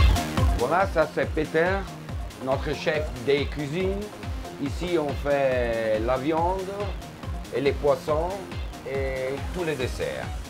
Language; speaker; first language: French; non-native, learner; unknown